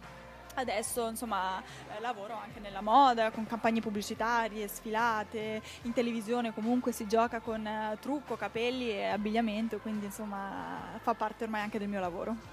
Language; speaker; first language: Italian; native; Italian